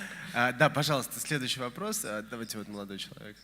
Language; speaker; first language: Russian; native; Russian